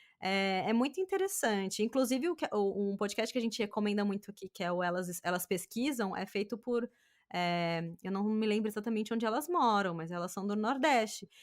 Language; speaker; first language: Portuguese; native; Portuguese